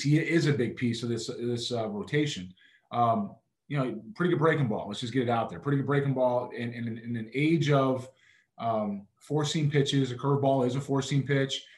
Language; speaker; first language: English; native; English